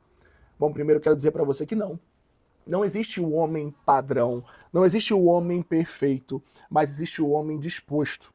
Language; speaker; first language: Portuguese; native; Portuguese